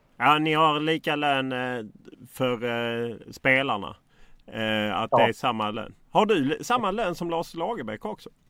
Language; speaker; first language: Swedish; native; Swedish